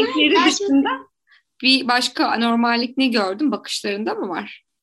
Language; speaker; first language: Turkish; native; Turkish